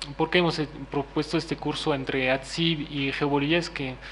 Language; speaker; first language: Spanish; non-native, fluent; French